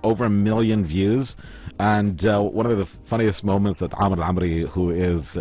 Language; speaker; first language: English; non-native, fluent; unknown